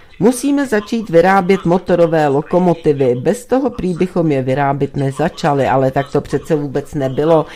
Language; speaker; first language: Czech; native; Czech